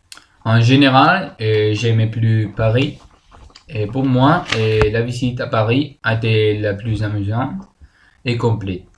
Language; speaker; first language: French; non-native, learner; Spanish